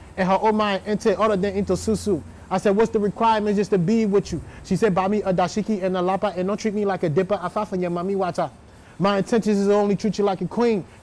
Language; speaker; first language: English; native; English